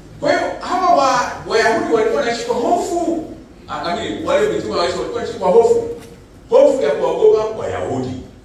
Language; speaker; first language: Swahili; native; Swahili